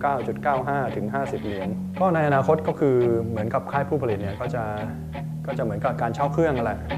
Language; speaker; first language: Thai; native; Thai